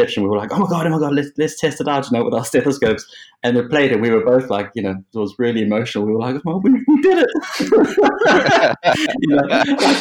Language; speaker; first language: English; native; English